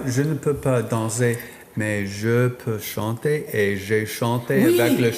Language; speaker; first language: French; non-native, learner; English